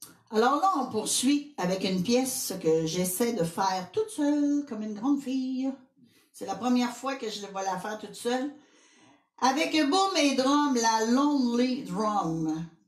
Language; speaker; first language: French; native; French